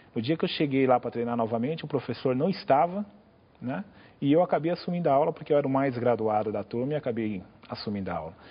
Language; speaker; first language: Portuguese; native; Portuguese